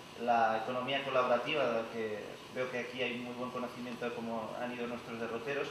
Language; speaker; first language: Spanish; native; Spanish